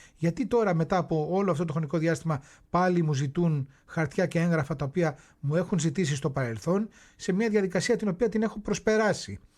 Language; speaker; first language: Greek; native; Greek